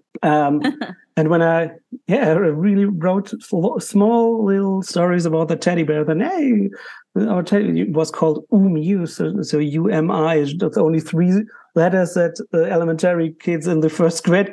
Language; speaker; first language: English; non-native, fluent; German